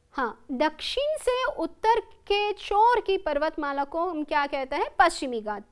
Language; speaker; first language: Hindi; non-native, local second language; Kannada